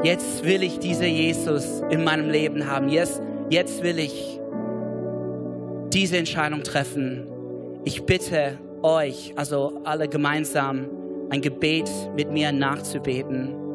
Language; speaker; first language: German; non-native, fluent; English